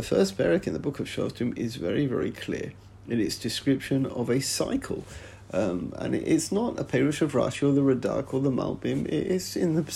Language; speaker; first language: English; native; English